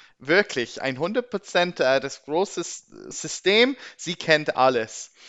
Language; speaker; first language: German; non-native, learner; English